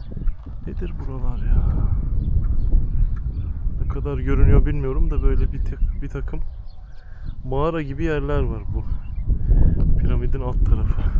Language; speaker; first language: Turkish; native; Turkish